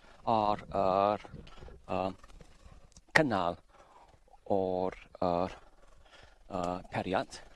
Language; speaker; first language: Welsh; non-native, learner; English